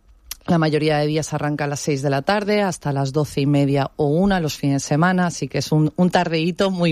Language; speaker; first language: Spanish; native; Spanish